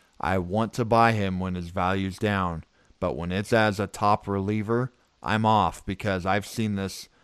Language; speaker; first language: English; native; English